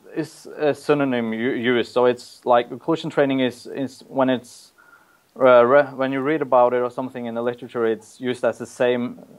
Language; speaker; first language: English; non-native, fluent; Norwegian